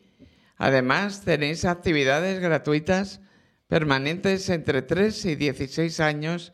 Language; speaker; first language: Spanish; native; Spanish